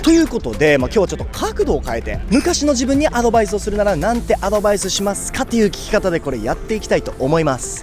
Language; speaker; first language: Japanese; native; Japanese